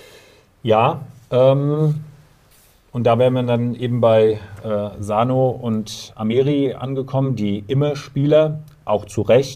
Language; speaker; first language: German; native; German